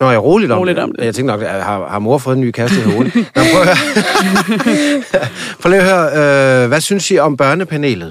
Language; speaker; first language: Danish; native; Danish